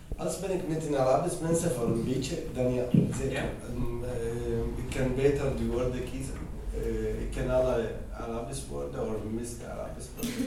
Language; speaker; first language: Dutch; non-native, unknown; Arabic